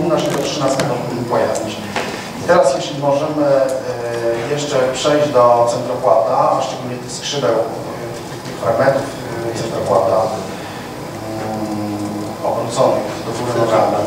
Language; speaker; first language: Polish; native; Polish